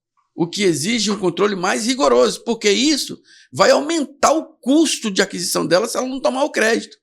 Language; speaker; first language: Portuguese; native; Portuguese